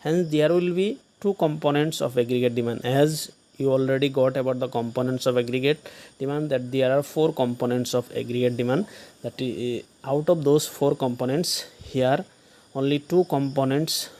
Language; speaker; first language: English; non-native, local second language; Assamese